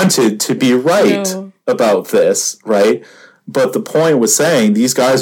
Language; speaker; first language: English; native; English